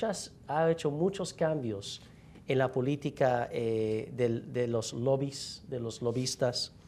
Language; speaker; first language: Spanish; non-native, fluent; English